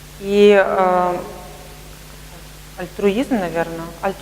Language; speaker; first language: Russian; native; Russian